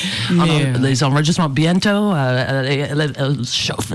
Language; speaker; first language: French; non-native, fluent; English